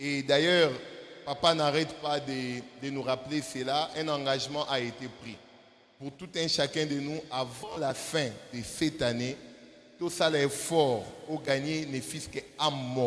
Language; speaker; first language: French; non-native, local second language; Lingala